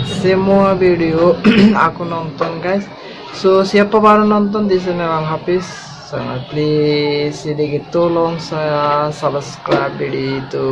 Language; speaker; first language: Indonesian; non-native, learner; Bangla